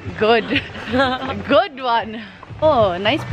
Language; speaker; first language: English; non-native, fluent; Indonesian